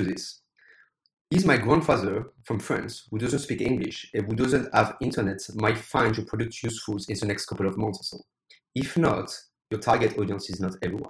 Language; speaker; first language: English; non-native, fluent; French